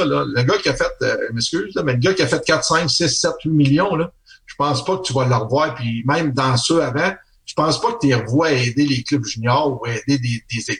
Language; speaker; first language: French; native; French